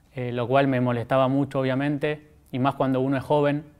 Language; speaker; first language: Spanish; native; Spanish